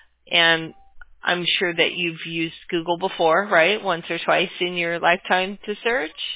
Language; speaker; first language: English; native; English